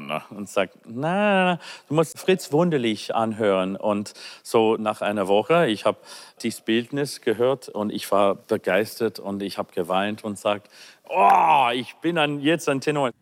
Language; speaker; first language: German; non-native, fluent; English